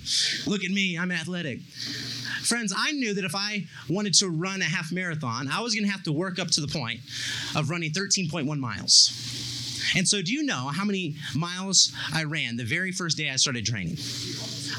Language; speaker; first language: English; native; English